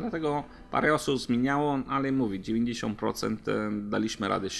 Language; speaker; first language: Polish; non-native, learner; Italian